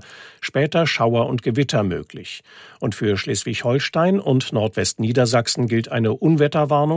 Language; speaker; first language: German; native; German